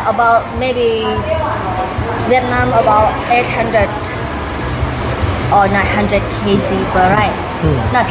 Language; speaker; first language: English; non-native, learner; Thai